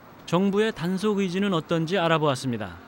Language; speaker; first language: Korean; native; Korean